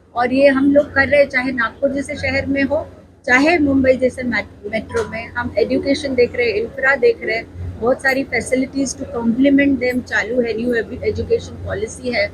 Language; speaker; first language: Hindi; non-native, local second language; Marathi